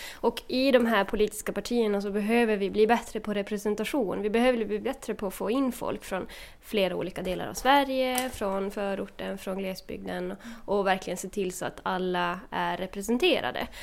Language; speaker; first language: Swedish; native; Swedish